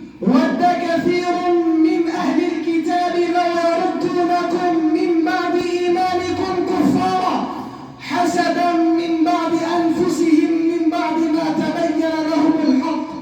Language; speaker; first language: Arabic; non-native, learner; Urdu